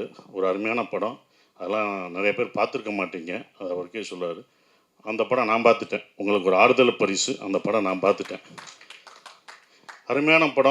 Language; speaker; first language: Tamil; native; Tamil